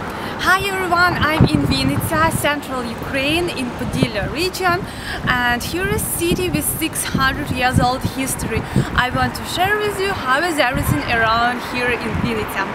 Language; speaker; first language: English; non-native, learner; Ukrainian